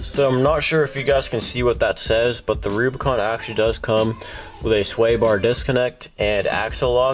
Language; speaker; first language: English; native; English